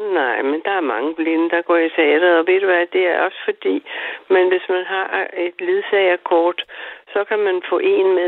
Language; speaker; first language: Danish; native; Danish